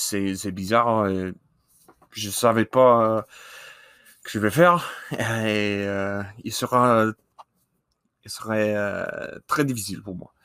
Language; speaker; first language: French; non-native, learner; English